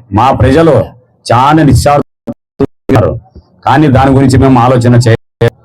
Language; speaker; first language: Telugu; native; Telugu